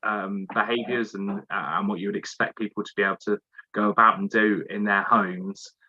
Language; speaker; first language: English; native; English